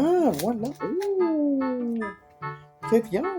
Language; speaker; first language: French; non-native, learner; Spanish